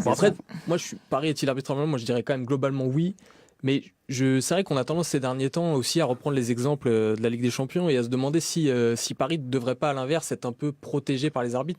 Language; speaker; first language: French; native; French